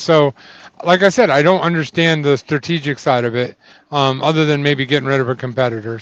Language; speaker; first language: English; native; English